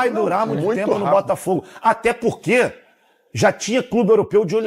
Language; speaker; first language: Portuguese; native; Portuguese